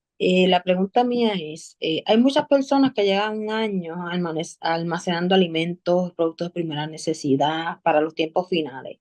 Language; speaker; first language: Spanish; native; Spanish